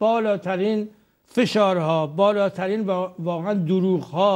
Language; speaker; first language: Persian; native; Persian